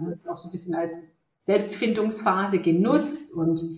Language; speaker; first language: German; native; German